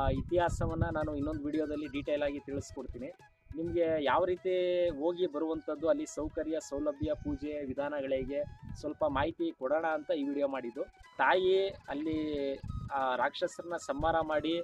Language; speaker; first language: Kannada; native; Kannada